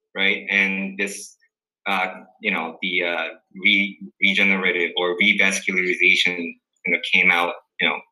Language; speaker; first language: English; early bilingual, other home language; Korean